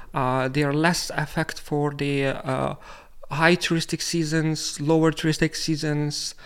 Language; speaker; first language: English; non-native, fluent; Lithuanian